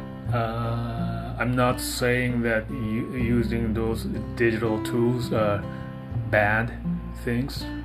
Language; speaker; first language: English; non-native, fluent; Japanese